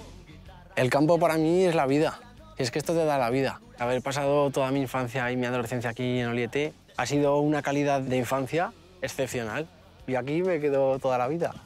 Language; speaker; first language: Spanish; native; Spanish